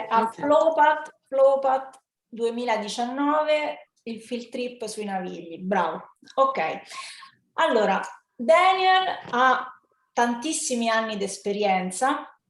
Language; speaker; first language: Italian; native; Italian